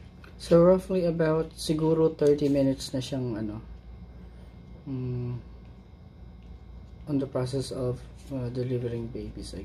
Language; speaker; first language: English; non-native, local second language; Filipino